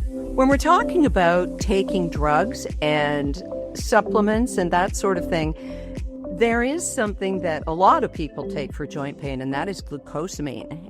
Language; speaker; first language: English; native; English